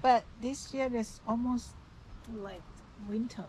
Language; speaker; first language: English; non-native, learner; Thai